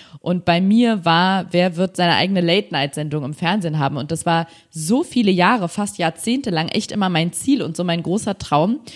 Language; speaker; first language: German; native; German